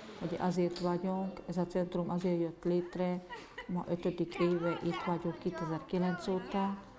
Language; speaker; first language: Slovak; non-native, local second language; Hungarian